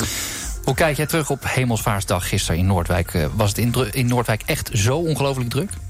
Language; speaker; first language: Dutch; native; Dutch